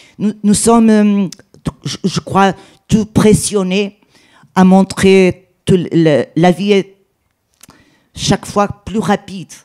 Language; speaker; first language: French; non-native, learner; Portuguese